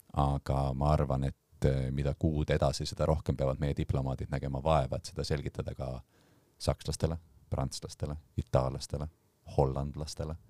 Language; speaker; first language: Estonian; native; Estonian